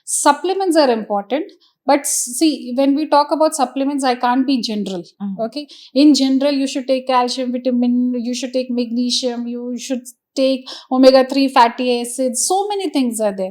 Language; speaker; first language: English; non-native, local second language; Hindi